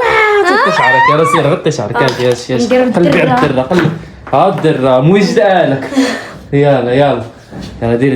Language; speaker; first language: Arabic; native; Arabic